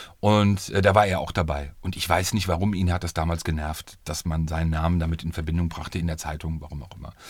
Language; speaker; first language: German; native; German